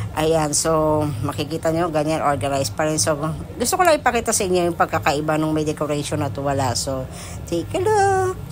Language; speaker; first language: Filipino; non-native, local second language; Hiligaynon